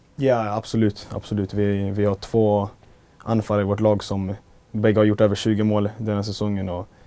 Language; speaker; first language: Swedish; native; Swedish